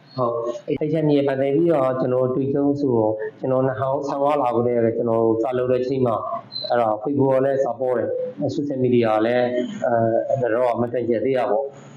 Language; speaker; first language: Burmese; native; Burmese